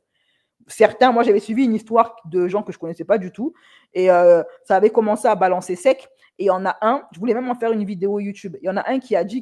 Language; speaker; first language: French; native; French